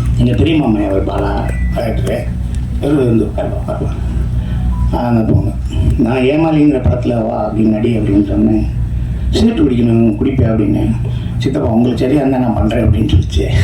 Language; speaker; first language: Tamil; native; Tamil